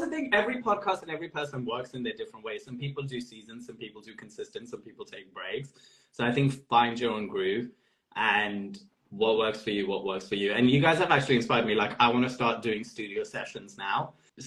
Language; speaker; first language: English; non-native, local second language; Urdu